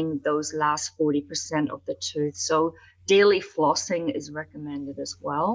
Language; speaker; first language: English; native; English